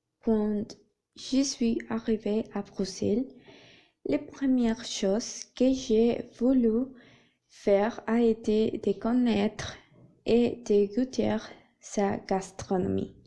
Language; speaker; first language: French; non-native, learner; Spanish